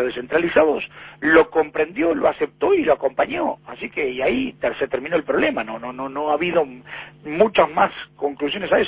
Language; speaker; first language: Spanish; native; Spanish